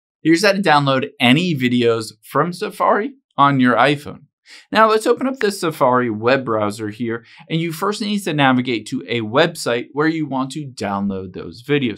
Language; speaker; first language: English; native; English